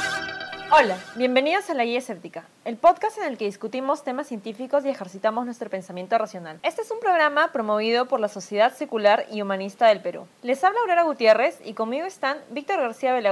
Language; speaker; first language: Spanish; native; Spanish